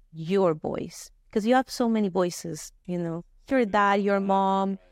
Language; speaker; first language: English; non-native, fluent; Spanish